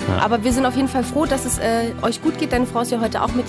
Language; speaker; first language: German; native; German